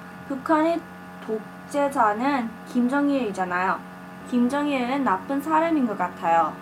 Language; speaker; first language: Korean; early bilingual, heritage; English